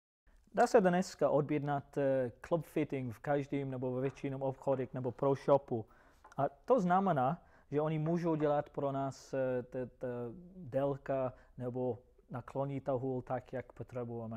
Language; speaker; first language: Czech; non-native, fluent; English